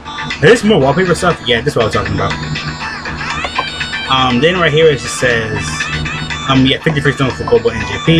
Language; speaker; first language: English; native; English